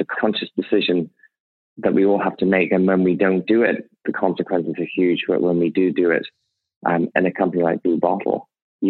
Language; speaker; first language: English; native; English